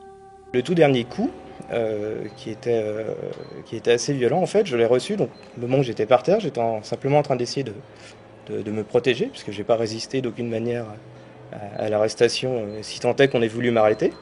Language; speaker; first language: French; native; French